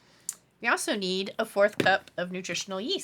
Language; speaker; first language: English; native; English